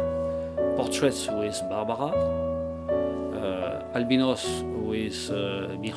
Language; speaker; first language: English; non-native, learner; French